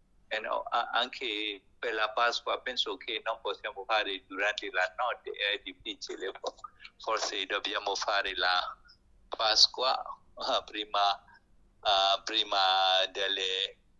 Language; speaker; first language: Italian; non-native, learner; Burmese